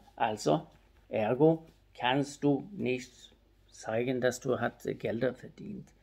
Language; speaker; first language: German; non-native, fluent; Swedish